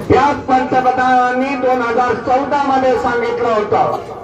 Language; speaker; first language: Hindi; non-native, local second language; Marathi